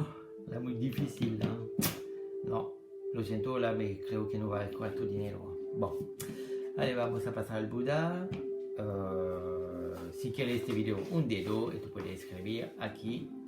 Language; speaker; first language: Spanish; non-native, learner; French